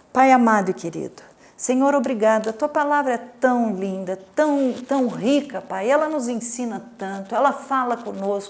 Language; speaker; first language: Portuguese; native; Portuguese